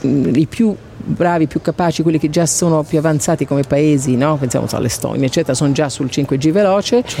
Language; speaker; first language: Italian; native; Italian